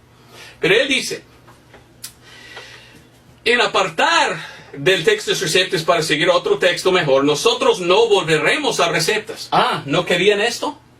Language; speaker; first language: Spanish; non-native, fluent; English